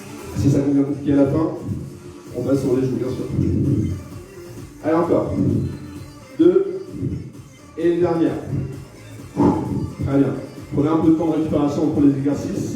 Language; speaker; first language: French; native; French